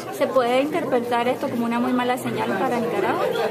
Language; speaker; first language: Spanish; native; Spanish